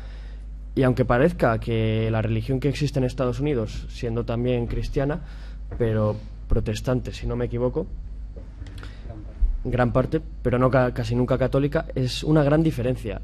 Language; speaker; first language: Spanish; native; Spanish